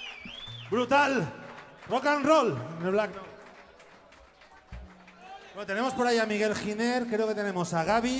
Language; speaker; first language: Spanish; native; Spanish